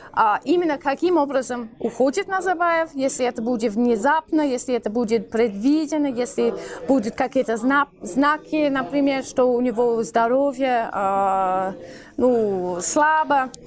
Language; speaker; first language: Russian; non-native, fluent; English